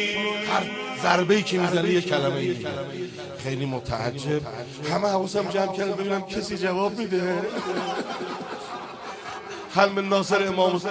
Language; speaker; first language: Persian; native; Persian